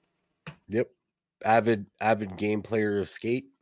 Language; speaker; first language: English; native; English